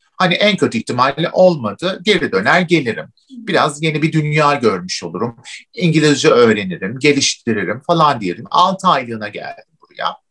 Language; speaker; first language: Turkish; native; Turkish